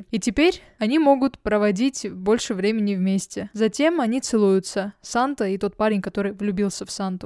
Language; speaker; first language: Russian; native; Russian